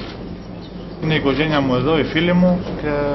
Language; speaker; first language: Greek; early bilingual, heritage; German